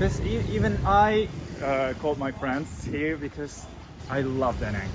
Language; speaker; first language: English; non-native, learner; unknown